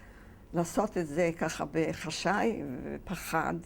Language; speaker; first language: Hebrew; non-native, fluent; Yiddish